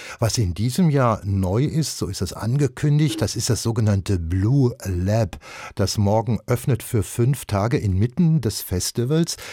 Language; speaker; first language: German; native; German